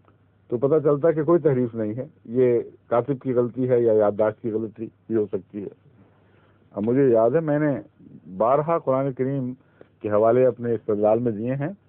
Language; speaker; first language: Urdu; native; Urdu